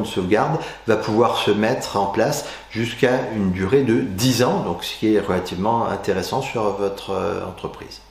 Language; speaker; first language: French; native; French